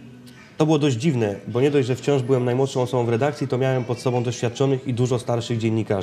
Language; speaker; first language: Polish; native; Polish